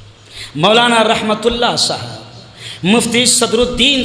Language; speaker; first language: Urdu; native; Urdu